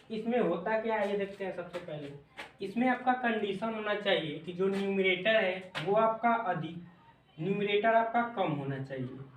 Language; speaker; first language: Hindi; native; Hindi